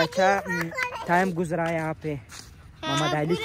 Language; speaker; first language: Hindi; non-native, learner; Pashto